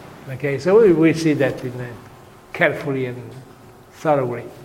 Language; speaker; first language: English; non-native, fluent; Italian